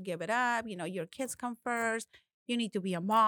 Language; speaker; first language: English; non-native, fluent; Spanish